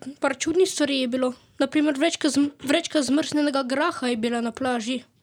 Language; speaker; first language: Slovenian; early bilingual, other home language; Ukrainian